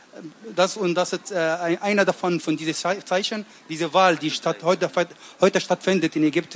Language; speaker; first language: German; non-native, learner; Arabic